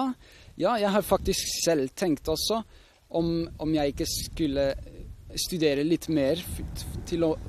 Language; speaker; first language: Norwegian; non-native, fluent; Swiss German